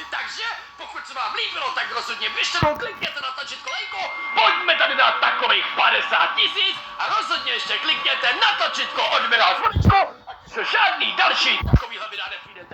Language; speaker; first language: Czech; native; Czech